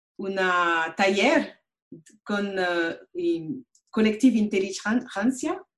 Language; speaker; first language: Spanish; non-native, learner; French